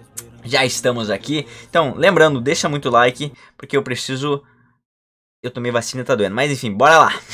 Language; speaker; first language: Portuguese; native; Portuguese